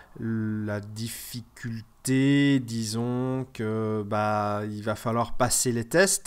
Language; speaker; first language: French; native; French